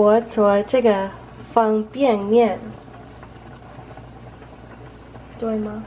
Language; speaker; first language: Chinese; non-native, learner; English